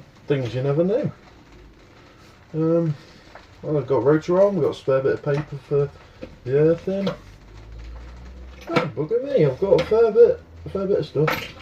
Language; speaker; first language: English; native; English